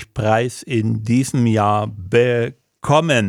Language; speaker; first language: German; native; German